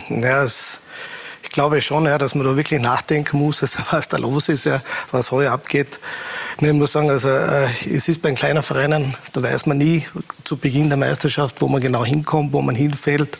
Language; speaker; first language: German; native; German